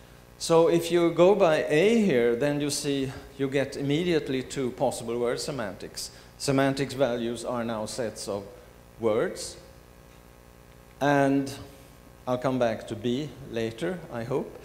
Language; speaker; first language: English; non-native, fluent; Swedish